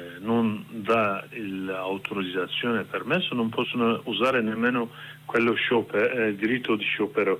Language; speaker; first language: Italian; non-native, learner; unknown